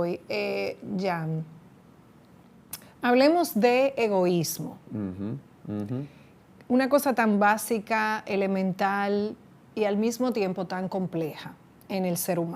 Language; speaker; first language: Spanish; native; Spanish